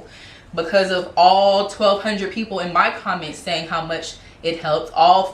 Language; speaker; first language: English; native; English